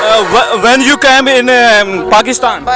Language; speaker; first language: English; non-native, learner; Urdu